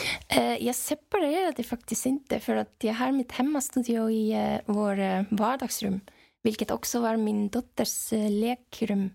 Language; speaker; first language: Swedish; non-native, fluent; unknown